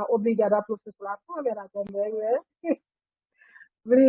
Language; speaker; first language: Portuguese; non-native, fluent; Haitian Creole